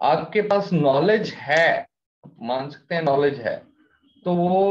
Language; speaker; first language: Hindi; non-native, local second language; Punjabi